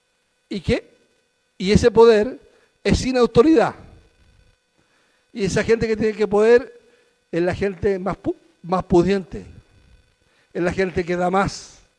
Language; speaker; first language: Spanish; native; Spanish